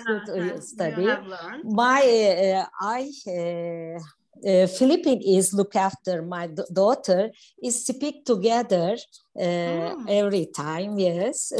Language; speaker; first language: English; non-native, learner; Turkish